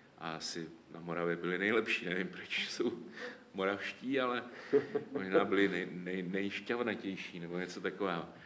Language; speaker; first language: Czech; native; Czech